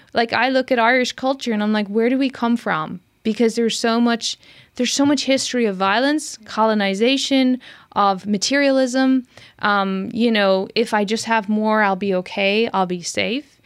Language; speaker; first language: English; native; English